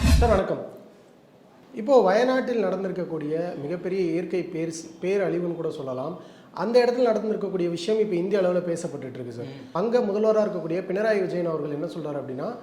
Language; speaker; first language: Tamil; native; Tamil